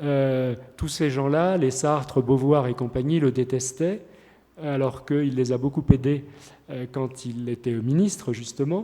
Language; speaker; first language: French; native; French